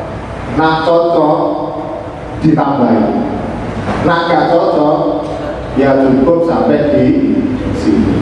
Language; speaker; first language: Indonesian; non-native, local second language; Javanese